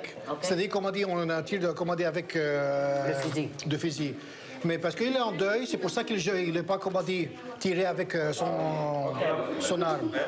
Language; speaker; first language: French; non-native, fluent; Greek